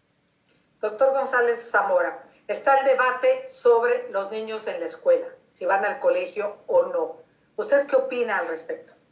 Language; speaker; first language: Spanish; native; Spanish